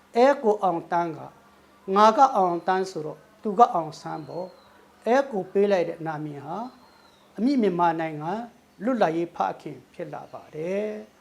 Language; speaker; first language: Burmese; non-native, local second language; Thado Chin